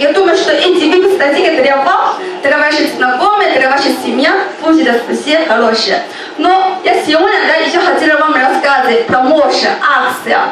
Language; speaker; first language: Russian; non-native, learner; Chinese